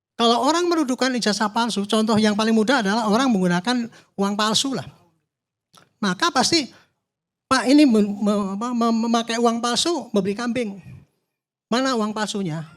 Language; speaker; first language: Indonesian; native; Indonesian